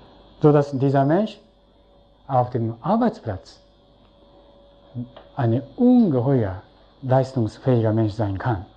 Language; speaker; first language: German; non-native, fluent; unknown